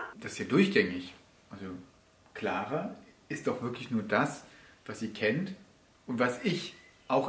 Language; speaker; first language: German; native; German